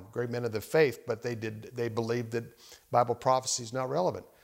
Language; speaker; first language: English; native; English